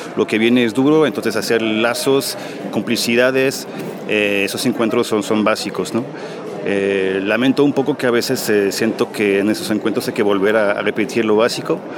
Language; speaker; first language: Spanish; non-native, fluent; French